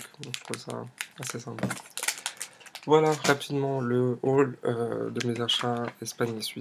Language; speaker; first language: French; native; French